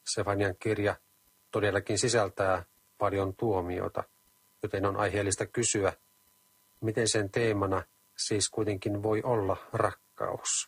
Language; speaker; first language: Finnish; native; Finnish